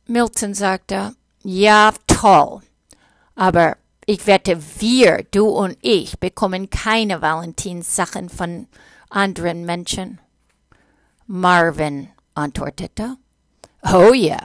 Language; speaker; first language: German; non-native, fluent; English